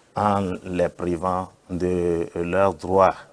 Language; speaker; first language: French; non-native, local second language; Yoruba